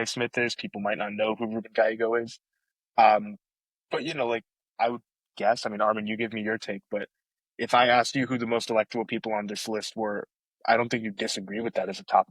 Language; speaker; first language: English; native; English